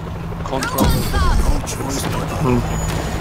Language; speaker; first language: Turkish; early bilingual, heritage; Turkish